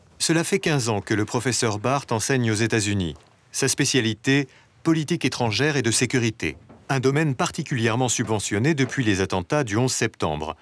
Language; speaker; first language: French; native; French